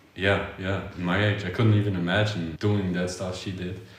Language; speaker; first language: English; early bilingual, other home language; Polish